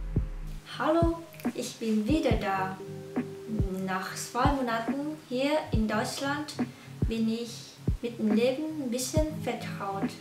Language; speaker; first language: German; non-native, learner; Vietnamese